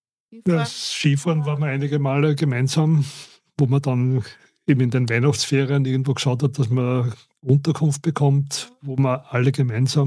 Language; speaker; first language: German; native; German